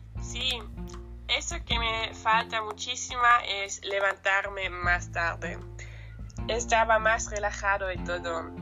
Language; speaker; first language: Spanish; non-native, learner; German